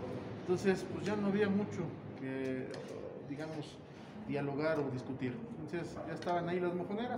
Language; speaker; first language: Spanish; native; Spanish